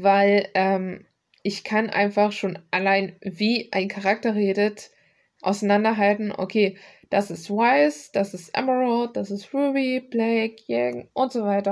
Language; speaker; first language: German; native; German